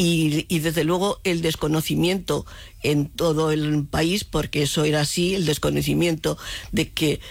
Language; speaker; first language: Spanish; native; Spanish